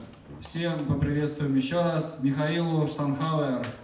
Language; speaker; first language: Russian; native; Russian